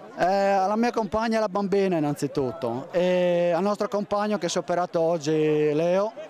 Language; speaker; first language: Italian; native; Italian